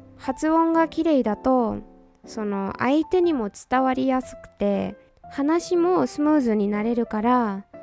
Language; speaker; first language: Japanese; non-native, fluent; Burmese